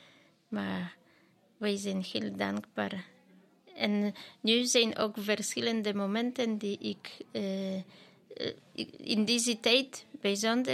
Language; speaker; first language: Dutch; non-native, fluent; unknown